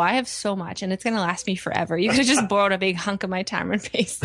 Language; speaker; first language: English; native; English